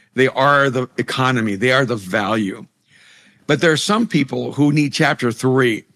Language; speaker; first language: English; non-native, fluent; Spanish